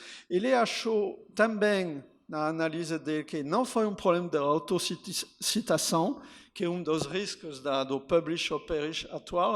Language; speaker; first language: Portuguese; non-native, fluent; French